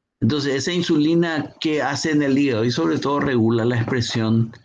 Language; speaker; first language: Spanish; native; Spanish